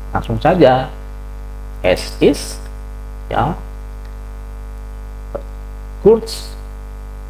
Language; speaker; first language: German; non-native, fluent; Indonesian